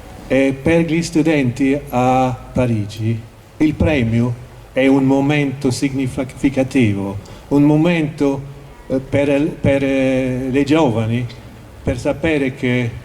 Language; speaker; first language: Italian; non-native, learner; Swedish